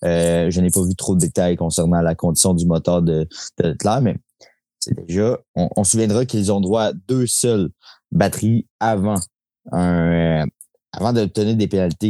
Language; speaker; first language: French; native; French